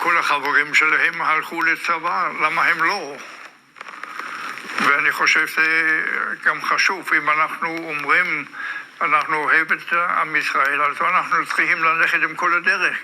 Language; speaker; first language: Hebrew; non-native, learner; German